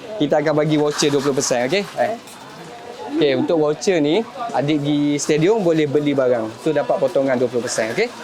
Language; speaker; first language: Malay; native; Malay